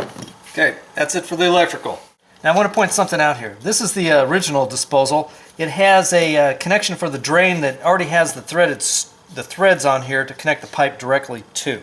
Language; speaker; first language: English; native; English